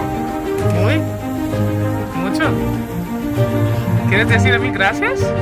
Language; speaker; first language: Spanish; non-native, learner; Hindi